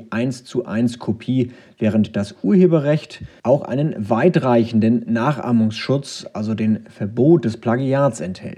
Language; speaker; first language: German; native; German